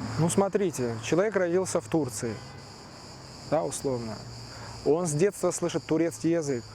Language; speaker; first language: Russian; early bilingual, other home language; Turkish